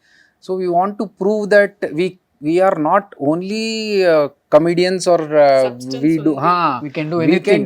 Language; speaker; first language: Telugu; native; Telugu